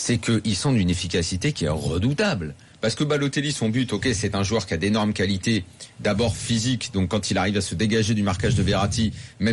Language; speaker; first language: French; native; French